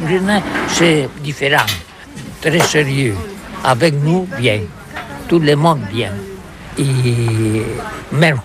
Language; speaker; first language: French; non-native, learner; Catalan